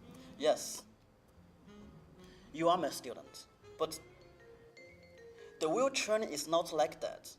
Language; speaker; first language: English; non-native, learner; Chinese